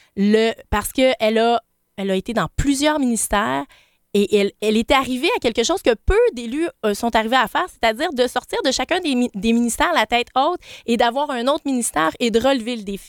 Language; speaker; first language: French; native; French